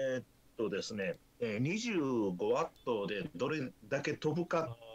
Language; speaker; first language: Japanese; native; Japanese